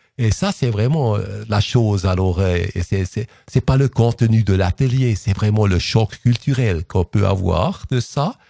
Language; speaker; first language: French; non-native, local second language; Swiss German